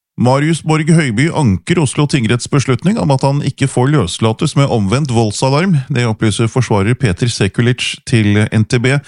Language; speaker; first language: Norwegian; native; Norwegian